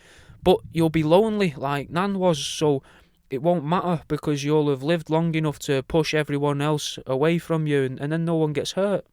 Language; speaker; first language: English; native; English